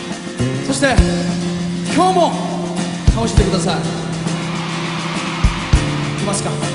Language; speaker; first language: Japanese; non-native, learner; Korean